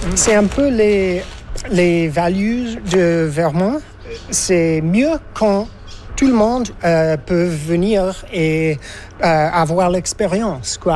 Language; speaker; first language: French; non-native, learner; English